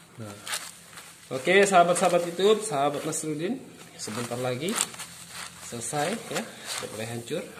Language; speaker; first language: Indonesian; non-native, local second language; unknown